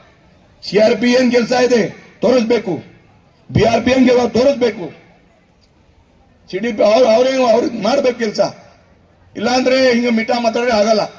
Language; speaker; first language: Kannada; non-native, local second language; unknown